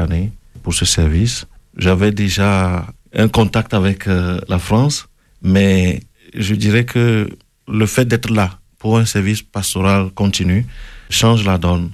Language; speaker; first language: French; non-native, local second language; Ewe